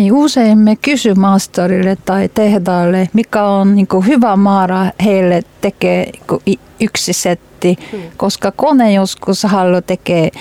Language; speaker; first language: Finnish; non-native, learner; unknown